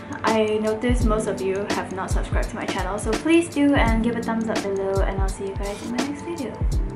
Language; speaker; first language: English; non-native, local second language; Chinese